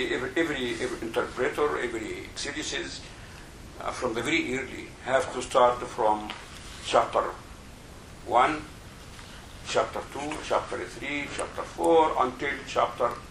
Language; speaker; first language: English; non-native, fluent; Arabic